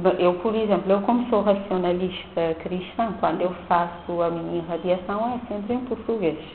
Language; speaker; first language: Portuguese; non-native, local second language; Kabuverdianu